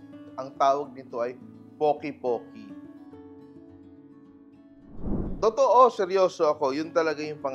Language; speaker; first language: Filipino; native; Filipino